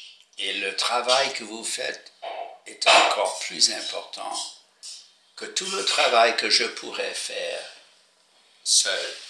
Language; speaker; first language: French; non-native, fluent; English